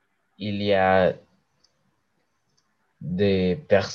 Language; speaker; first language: French; non-native, learner; Spanish